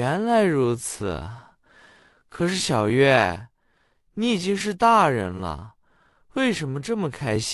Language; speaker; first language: Chinese; non-native, fluent; English